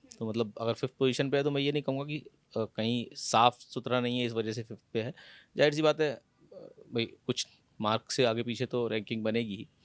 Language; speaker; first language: Hindi; native; Hindi